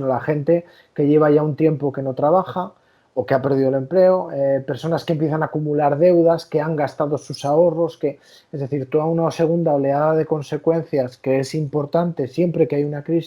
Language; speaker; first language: Spanish; native; Spanish